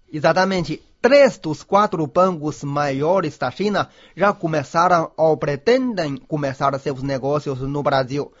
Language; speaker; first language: Portuguese; non-native, fluent; Chinese